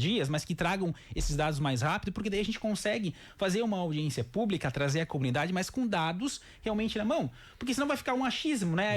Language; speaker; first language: Portuguese; native; Portuguese